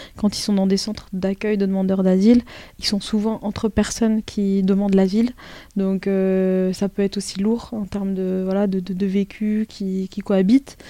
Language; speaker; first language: French; early bilingual, other home language; Arabic